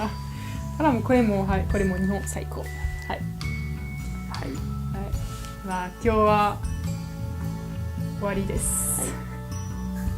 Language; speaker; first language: Japanese; non-native, learner; French